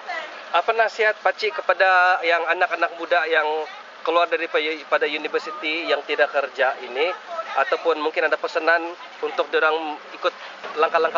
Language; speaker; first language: Indonesian; non-native, local second language; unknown